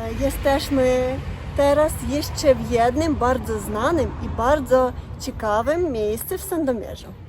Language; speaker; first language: Polish; non-native, learner; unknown